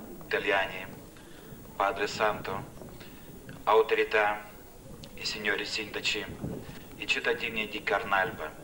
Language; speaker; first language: Italian; non-native, fluent; Russian